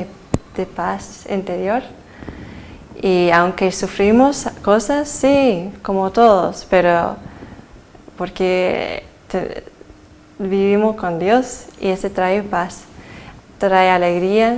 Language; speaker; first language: Spanish; early bilingual, heritage; Spanish